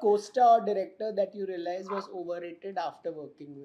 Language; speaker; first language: English; non-native, local second language; Hindi